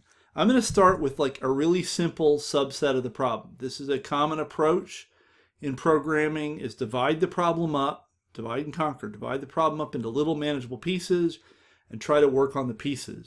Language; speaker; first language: English; native; English